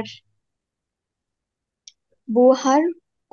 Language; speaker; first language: German; non-native, learner; Bangla